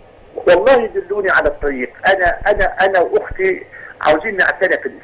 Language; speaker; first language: Arabic; native; Arabic